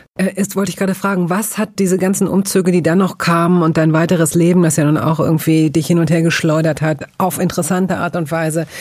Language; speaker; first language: German; native; German